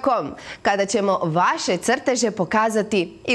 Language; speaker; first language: Croatian; native; Croatian